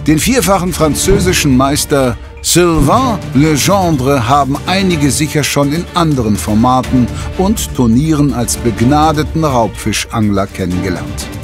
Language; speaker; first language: German; native; German